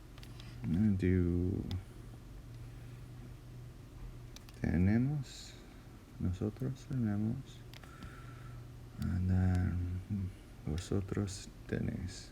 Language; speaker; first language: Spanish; non-native, fluent; English